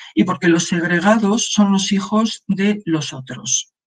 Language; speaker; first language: Spanish; non-native, local second language; Basque